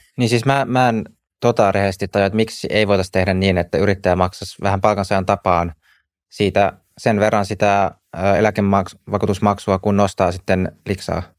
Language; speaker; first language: Finnish; native; Finnish